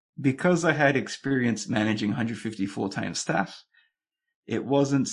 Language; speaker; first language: English; native; English